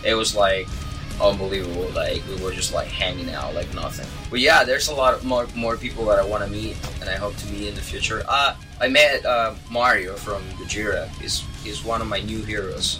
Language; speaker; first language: English; non-native, fluent; Spanish